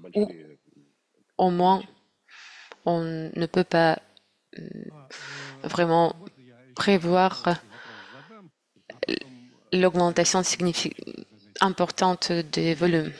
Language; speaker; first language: French; non-native, fluent; Russian